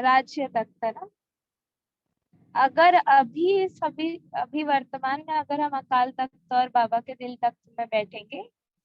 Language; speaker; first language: Hindi; native; Hindi